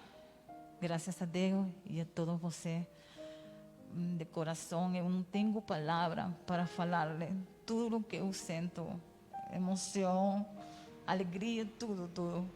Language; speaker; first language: Portuguese; non-native, learner; Spanish